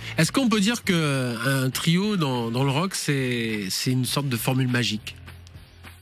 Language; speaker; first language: French; native; French